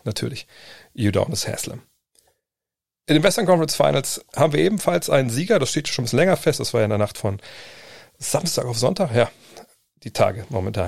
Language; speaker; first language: German; native; German